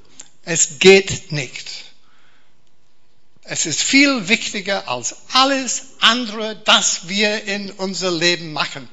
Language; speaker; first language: German; non-native, fluent; English